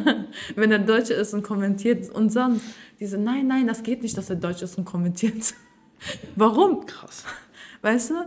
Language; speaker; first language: German; early bilingual, other home language; Turkish